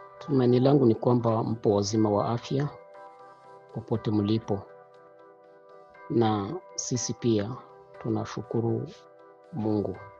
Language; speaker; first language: Swahili; native; Swahili